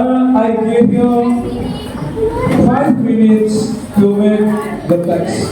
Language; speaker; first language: English; non-native, fluent; Indonesian